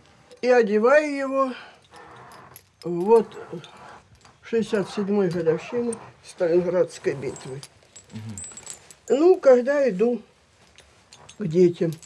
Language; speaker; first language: Russian; native; Russian